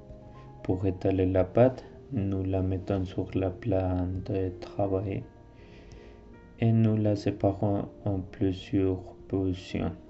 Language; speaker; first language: French; non-native, learner; Spanish